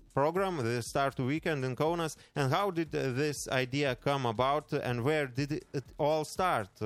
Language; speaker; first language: English; non-native, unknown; Lithuanian